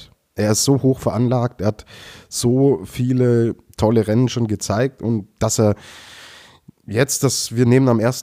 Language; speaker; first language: German; native; German